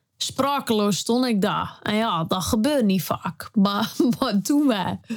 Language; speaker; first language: Dutch; native; Dutch